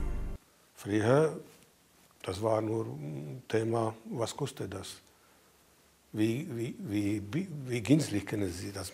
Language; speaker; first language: German; non-native, fluent; Czech